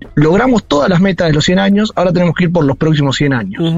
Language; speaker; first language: Spanish; native; Spanish